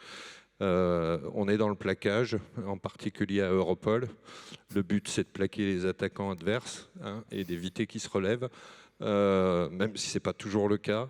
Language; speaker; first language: French; native; French